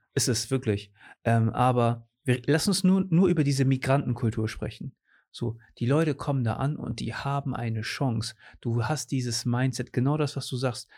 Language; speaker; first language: German; early bilingual, other home language; Portuguese